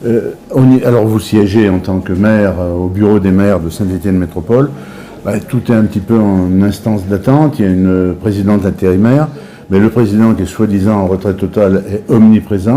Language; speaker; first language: French; native; French